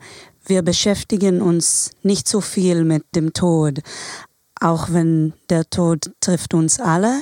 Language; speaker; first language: German; non-native, fluent; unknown